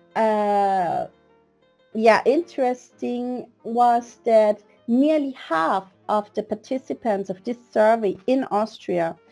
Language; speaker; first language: English; non-native, fluent; German